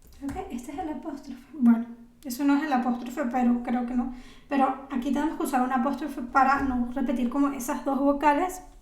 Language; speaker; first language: Spanish; native; Spanish